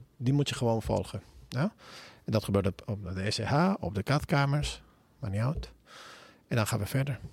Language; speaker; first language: Dutch; non-native, fluent; Spanish